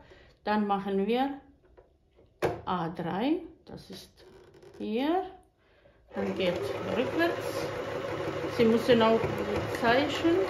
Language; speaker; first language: German; non-native, fluent; Bosnian